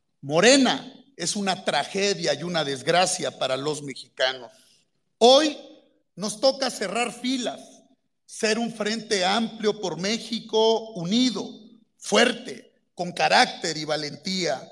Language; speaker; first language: Spanish; native; Spanish